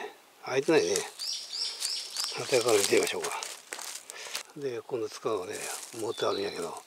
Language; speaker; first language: Japanese; native; Japanese